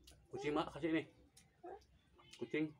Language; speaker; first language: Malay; non-native, local second language; Sundanese